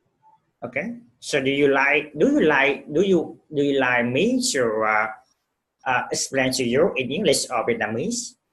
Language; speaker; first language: English; non-native, fluent; Vietnamese